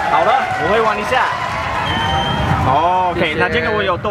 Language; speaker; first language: Chinese; non-native, learner; English